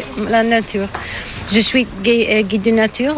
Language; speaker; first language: French; non-native, fluent; Bulgarian